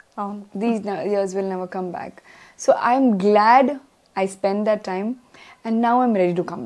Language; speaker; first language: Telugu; non-native, learner; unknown